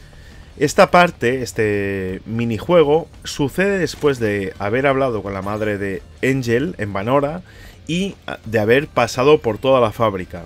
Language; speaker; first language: Spanish; native; Spanish